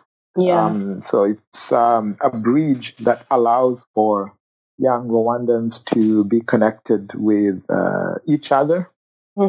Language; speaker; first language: English; non-native, local second language; Kinyarwanda